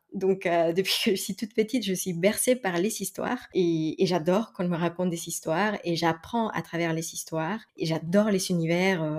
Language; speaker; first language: French; non-native, fluent; Spanish